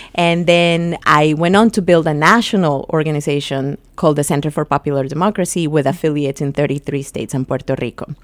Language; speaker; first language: English; early bilingual, other home language; Spanish